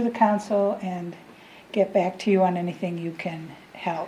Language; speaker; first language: English; native; English